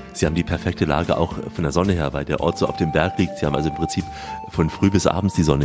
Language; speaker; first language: German; native; German